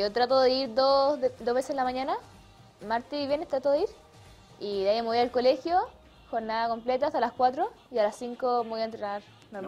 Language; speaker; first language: Spanish; native; Spanish